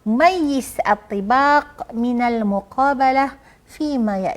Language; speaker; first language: Arabic; non-native, fluent; Malay